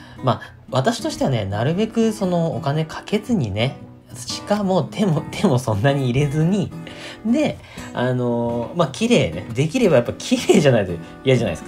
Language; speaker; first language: Japanese; native; Japanese